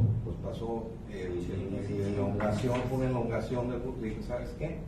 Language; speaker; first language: Spanish; native; Spanish